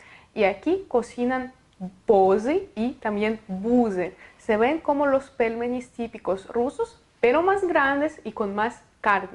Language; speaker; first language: Spanish; non-native, fluent; Russian